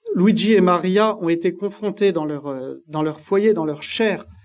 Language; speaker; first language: French; native; French